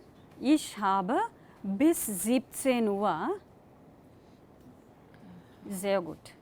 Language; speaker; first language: German; non-native, fluent; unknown